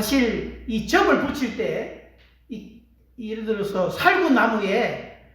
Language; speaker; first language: Korean; native; Korean